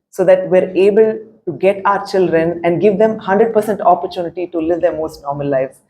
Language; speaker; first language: English; non-native, local second language; Tamil